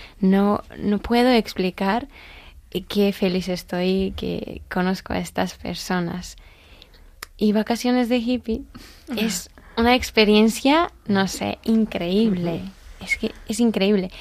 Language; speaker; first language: Spanish; non-native, learner; Georgian